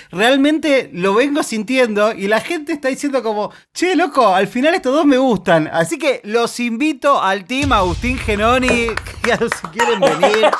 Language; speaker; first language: Spanish; native; Spanish